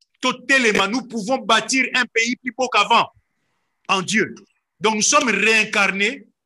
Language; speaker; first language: French; non-native, local second language; Lingala